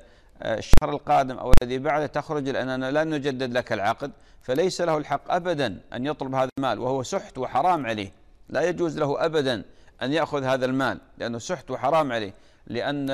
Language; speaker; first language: Arabic; native; Arabic